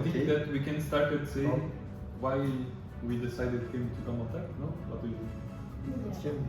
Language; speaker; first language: English; non-native, learner; Portuguese